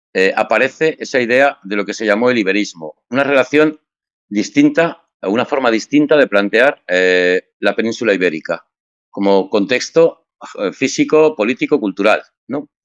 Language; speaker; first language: Spanish; native; Spanish